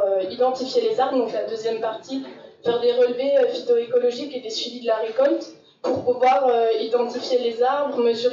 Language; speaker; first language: French; native; French